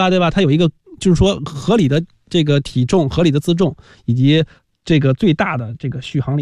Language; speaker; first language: Chinese; native; Chinese